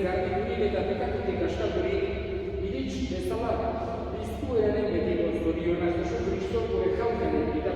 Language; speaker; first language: Basque; native; Basque